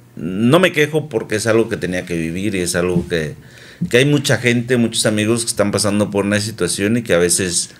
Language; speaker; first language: Spanish; native; Spanish